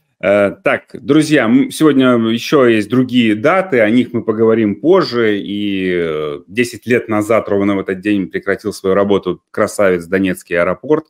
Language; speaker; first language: Russian; native; Russian